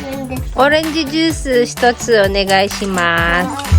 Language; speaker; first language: Japanese; non-native, fluent; Filipino